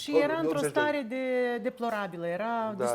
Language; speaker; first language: Romanian; native; Romanian